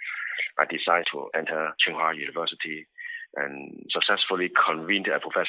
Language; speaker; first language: English; non-native, local second language; Cantonese